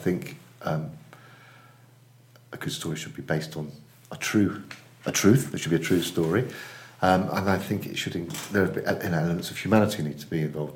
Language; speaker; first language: English; native; English